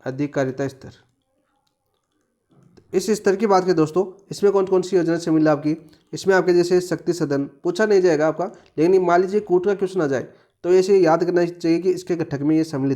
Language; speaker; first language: Hindi; native; Hindi